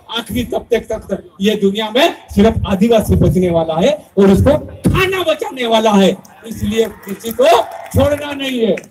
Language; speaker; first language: Hindi; non-native, local second language; Bhili